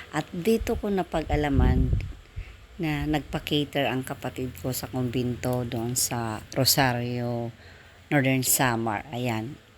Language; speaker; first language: Filipino; non-native, local second language; Waray